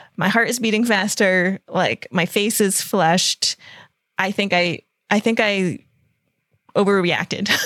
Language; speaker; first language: English; native; English